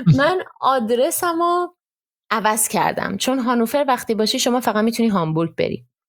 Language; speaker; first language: Persian; early bilingual, heritage; Persian